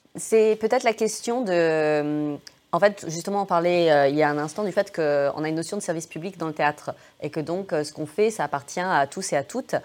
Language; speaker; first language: French; early bilingual, other home language; English